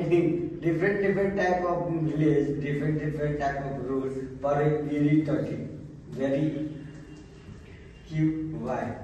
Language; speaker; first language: English; non-native, learner; Hindi